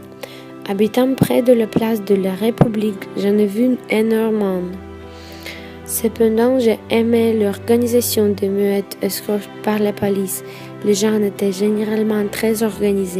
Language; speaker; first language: French; non-native, fluent; Russian